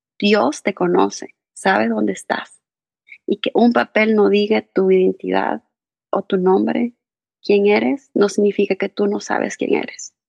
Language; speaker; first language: Spanish; native; Spanish